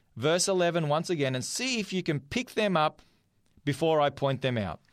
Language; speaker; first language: English; non-native, fluent; Macedonian